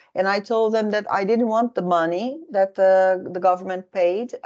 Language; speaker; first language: English; non-native, fluent; Portuguese